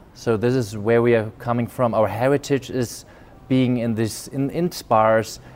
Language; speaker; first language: English; non-native, fluent; German